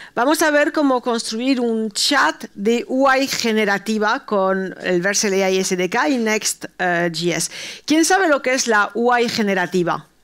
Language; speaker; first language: Spanish; early bilingual, heritage; Spanish